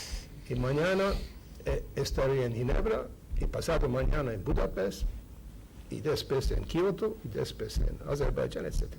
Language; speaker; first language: Spanish; non-native, fluent; Hungarian